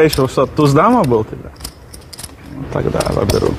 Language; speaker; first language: Russian; non-native, learner; Lithuanian